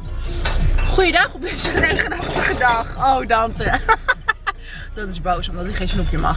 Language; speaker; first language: Dutch; native; Dutch